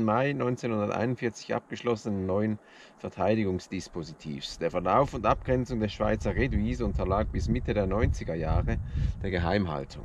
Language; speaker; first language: German; native; German